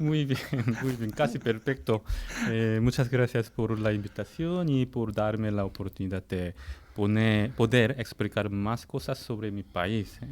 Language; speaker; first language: Spanish; non-native, fluent; Korean